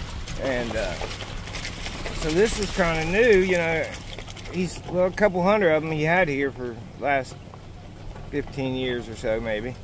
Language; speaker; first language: English; native; English